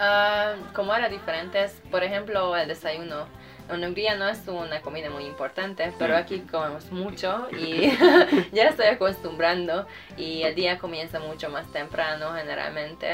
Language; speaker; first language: Spanish; non-native, fluent; Hungarian